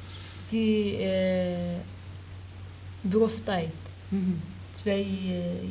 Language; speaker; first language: Dutch; non-native, learner; Arabic